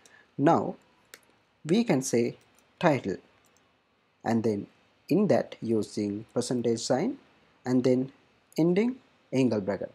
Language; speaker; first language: English; non-native, fluent; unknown